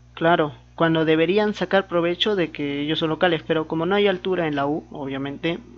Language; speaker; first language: Spanish; native; Spanish